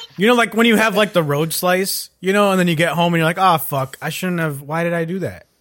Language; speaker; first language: English; early bilingual, other home language; Urdu